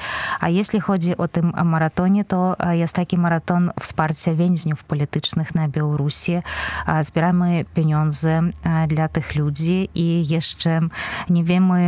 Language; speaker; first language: Polish; non-native, fluent; Belarusian